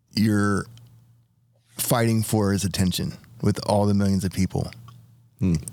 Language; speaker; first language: English; native; English